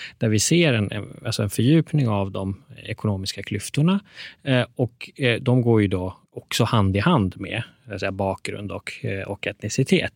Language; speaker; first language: Swedish; early bilingual, other home language; Persian